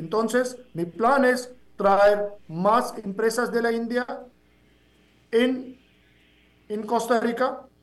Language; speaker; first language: Spanish; non-native, fluent; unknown